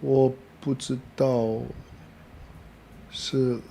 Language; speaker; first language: Chinese; non-native, learner; English